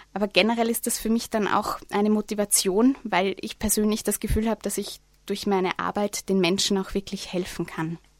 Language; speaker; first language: German; native; German